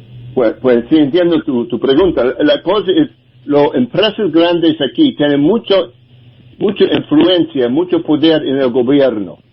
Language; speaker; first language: Spanish; non-native, learner; English